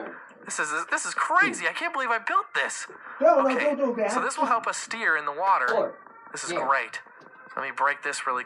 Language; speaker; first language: English; native; English